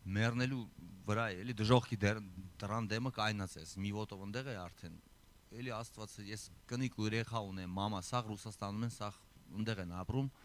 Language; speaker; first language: Armenian; early bilingual, heritage; Armenian